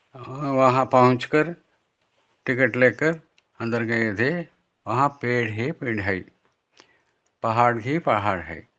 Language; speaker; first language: Hindi; non-native, local second language; Telugu